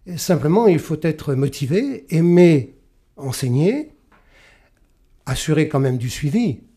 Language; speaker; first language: French; native; French